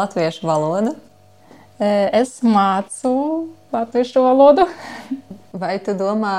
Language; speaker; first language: Latvian; non-native, learner; Russian